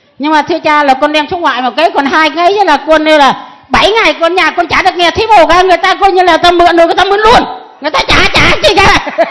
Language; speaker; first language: Vietnamese; native; Vietnamese